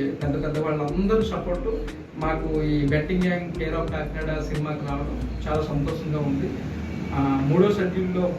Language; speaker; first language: Telugu; native; Telugu